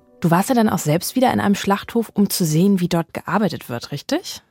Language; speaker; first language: German; native; German